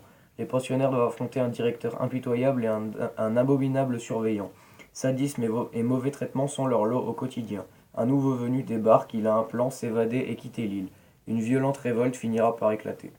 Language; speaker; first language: French; native; French